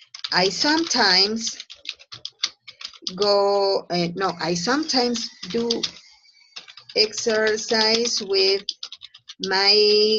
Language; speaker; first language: English; non-native, fluent; Spanish